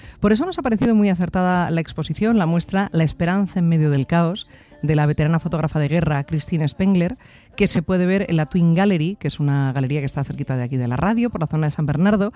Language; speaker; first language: Spanish; native; Spanish